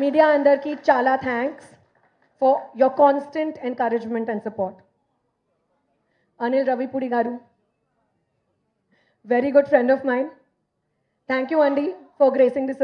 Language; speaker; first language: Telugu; non-native, learner; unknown